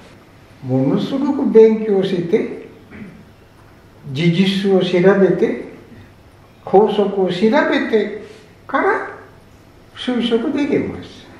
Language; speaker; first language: Japanese; non-native, fluent; Sinhala